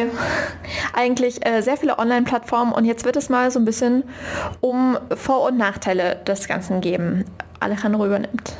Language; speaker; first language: German; native; German